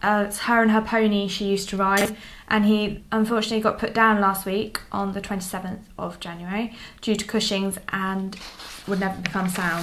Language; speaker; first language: English; native; English